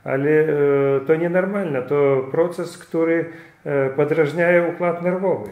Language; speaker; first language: Polish; non-native, fluent; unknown